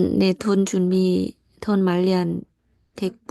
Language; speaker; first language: Korean; non-native, learner; Thai